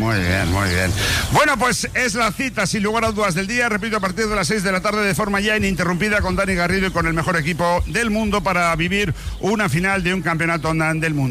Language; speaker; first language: Spanish; native; Spanish